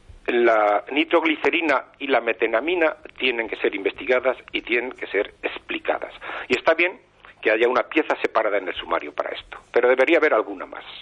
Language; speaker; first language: Spanish; native; Spanish